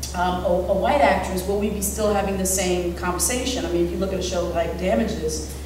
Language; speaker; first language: English; native; English